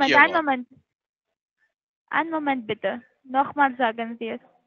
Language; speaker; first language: German; non-native, learner; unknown